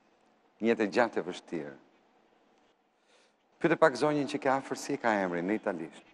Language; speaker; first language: Albanian; native; Albanian